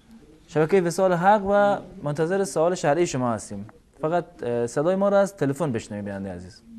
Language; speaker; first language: Persian; native; Persian